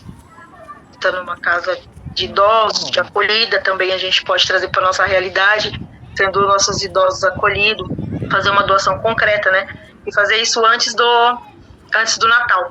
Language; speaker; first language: Portuguese; native; Portuguese